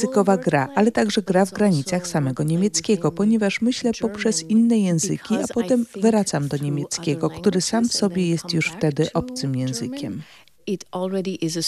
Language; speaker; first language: Polish; non-native, fluent; German